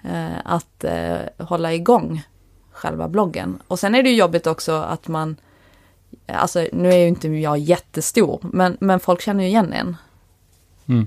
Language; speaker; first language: Swedish; native; Swedish